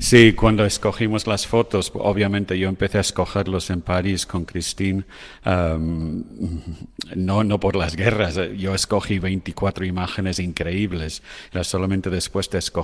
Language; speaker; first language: Spanish; non-native, fluent; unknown